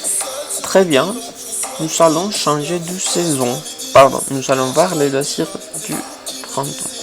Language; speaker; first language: French; non-native, fluent; Spanish